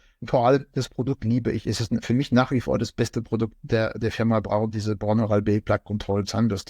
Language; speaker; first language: German; non-native, fluent; French